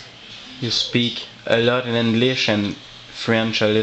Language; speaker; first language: English; non-native, local second language; French